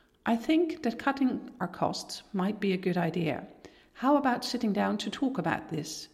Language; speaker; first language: English; non-native, fluent; Dutch